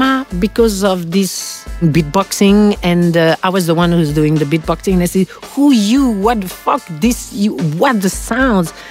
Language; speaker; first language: English; non-native, fluent; French